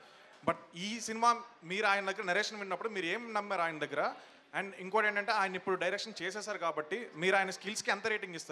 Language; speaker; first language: Telugu; native; Telugu